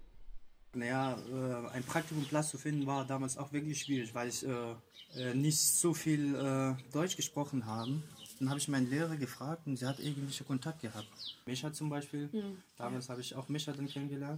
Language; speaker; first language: German; non-native, fluent; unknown